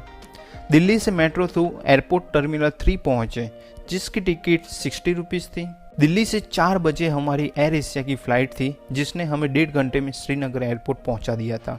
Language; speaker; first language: Hindi; native; Hindi